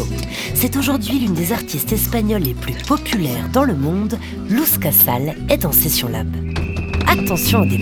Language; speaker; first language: French; native; French